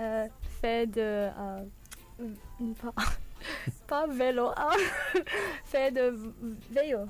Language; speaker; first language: French; non-native, learner; English